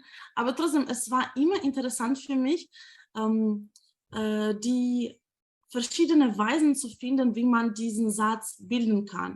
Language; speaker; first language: German; non-native, fluent; Ukrainian